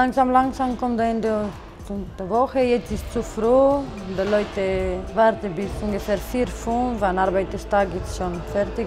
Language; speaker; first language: German; non-native, learner; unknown